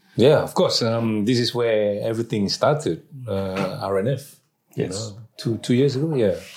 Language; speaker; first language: English; non-native, local second language; Malay